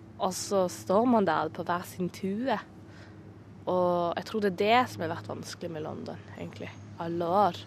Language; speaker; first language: Norwegian; native; Norwegian